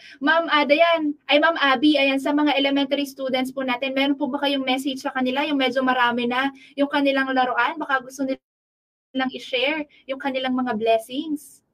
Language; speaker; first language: Filipino; non-native, local second language; Pampanga